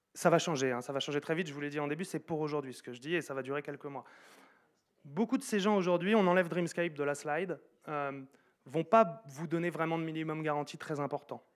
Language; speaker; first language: French; native; French